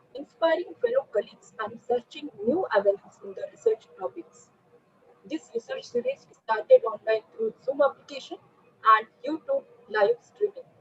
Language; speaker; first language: English; non-native, local second language; Marathi